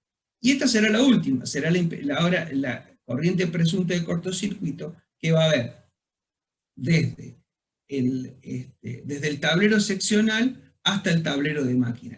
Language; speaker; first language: Spanish; native; Spanish